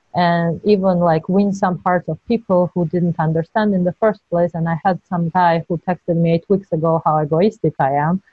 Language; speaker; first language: English; non-native, fluent; Georgian